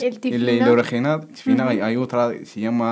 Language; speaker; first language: Spanish; non-native, learner; Berber languages